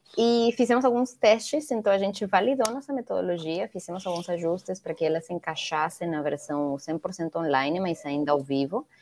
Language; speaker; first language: Portuguese; non-native, fluent; Spanish